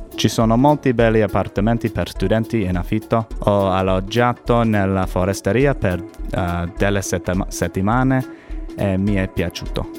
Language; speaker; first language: Italian; non-native, learner; English